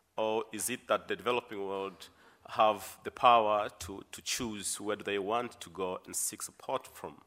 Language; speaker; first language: English; non-native, local second language; Swahili